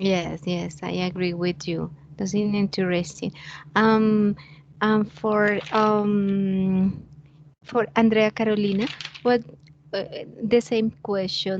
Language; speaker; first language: English; non-native, fluent; Spanish